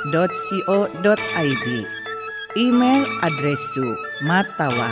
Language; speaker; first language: Japanese; non-native, fluent; Indonesian